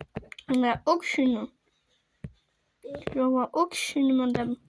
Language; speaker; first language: French; native; French